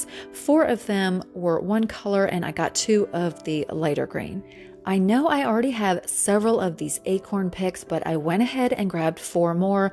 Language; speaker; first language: English; native; English